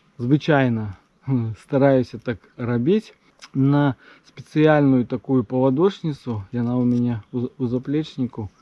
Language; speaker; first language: Belarusian; non-native, local second language; Russian